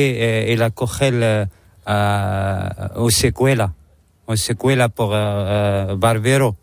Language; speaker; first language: Spanish; non-native, learner; Arabic